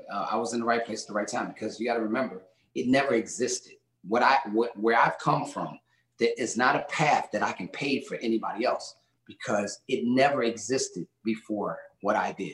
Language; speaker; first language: English; native; English